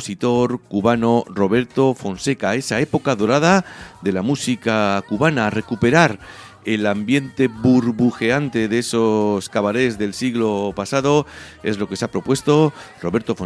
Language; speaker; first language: Spanish; native; Spanish